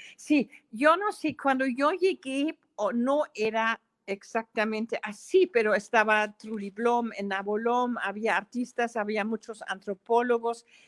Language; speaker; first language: Spanish; non-native, fluent; German